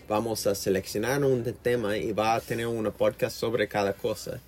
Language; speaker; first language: Spanish; non-native, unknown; English